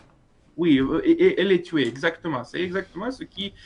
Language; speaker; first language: French; non-native, fluent; Russian